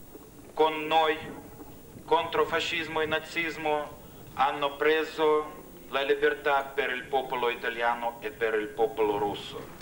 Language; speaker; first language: Italian; non-native, fluent; Russian